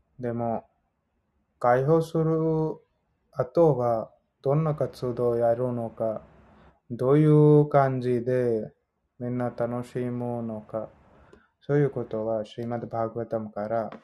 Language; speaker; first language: Japanese; non-native, learner; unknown